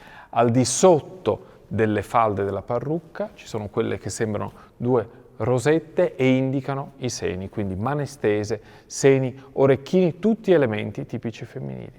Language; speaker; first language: Italian; native; Italian